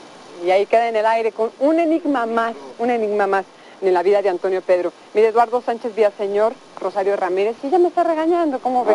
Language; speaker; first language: Spanish; native; Spanish